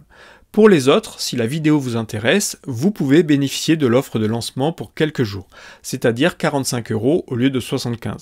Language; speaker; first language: French; native; French